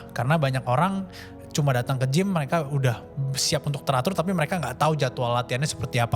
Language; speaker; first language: Indonesian; native; Indonesian